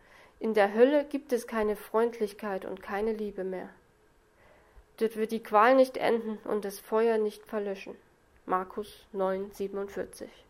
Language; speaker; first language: German; native; German